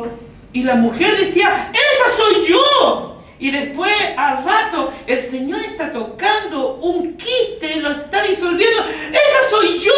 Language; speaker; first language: Spanish; native; Spanish